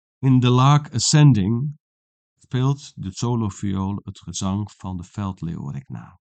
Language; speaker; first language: Dutch; non-native, local second language; Western Frisian